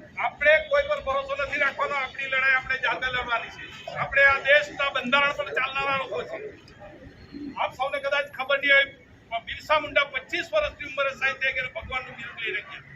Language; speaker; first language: Gujarati; native; Gujarati